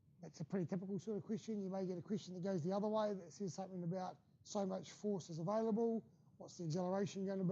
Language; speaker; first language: English; native; English